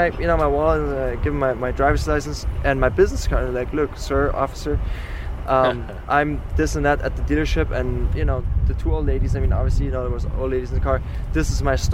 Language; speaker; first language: English; non-native, fluent; German